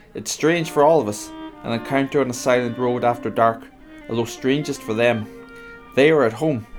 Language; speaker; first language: English; native; English